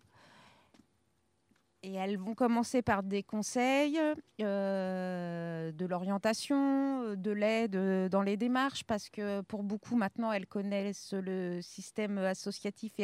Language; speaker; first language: French; native; French